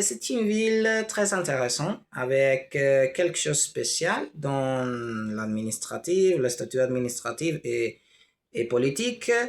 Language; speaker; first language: French; non-native, learner; Spanish